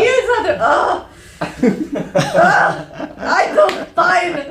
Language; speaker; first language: Kannada; non-native, learner; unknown